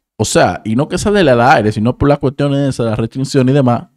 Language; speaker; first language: Spanish; native; Spanish